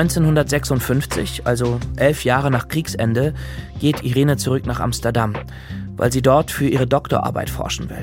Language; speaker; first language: German; native; German